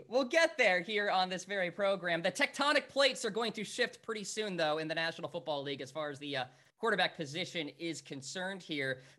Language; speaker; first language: English; native; English